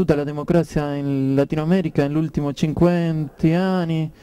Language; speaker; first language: Italian; non-native, learner; Spanish